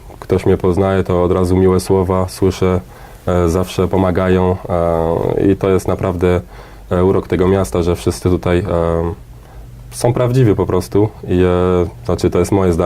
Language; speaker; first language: Polish; early bilingual, heritage; Polish